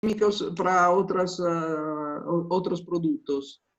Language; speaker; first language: Portuguese; non-native, fluent; Spanish